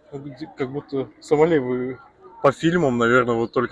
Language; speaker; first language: Russian; native; Russian